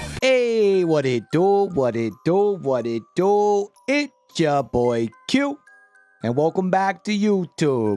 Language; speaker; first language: English; native; English